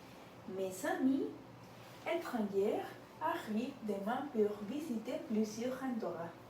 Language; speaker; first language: French; non-native, learner; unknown